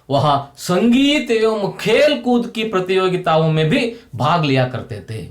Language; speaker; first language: Hindi; non-native, local second language; Kannada